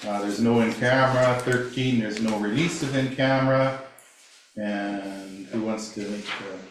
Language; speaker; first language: English; native; English